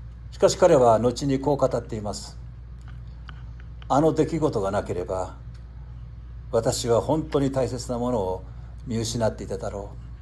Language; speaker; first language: Japanese; native; Japanese